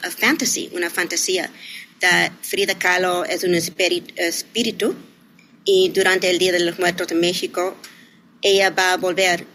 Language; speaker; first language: Spanish; non-native, learner; English